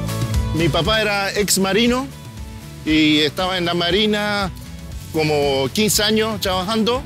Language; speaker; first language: Spanish; early bilingual, heritage; Spanish